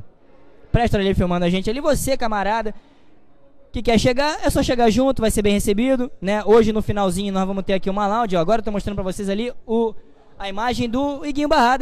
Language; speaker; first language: Portuguese; native; Portuguese